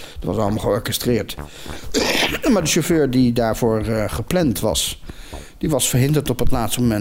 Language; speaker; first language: Dutch; native; Dutch